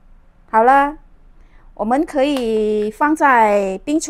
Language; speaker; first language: Chinese; non-native, learner; Indonesian